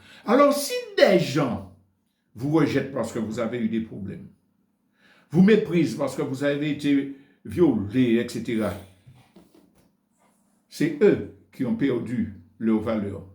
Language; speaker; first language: French; native; French